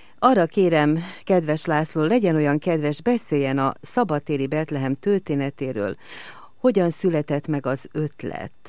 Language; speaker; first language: Hungarian; native; Hungarian